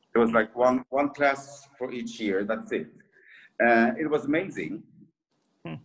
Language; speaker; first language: English; early bilingual, other home language; French